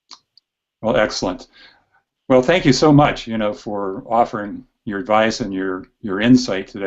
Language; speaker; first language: English; native; English